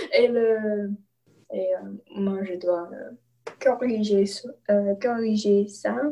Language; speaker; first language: French; non-native, learner; English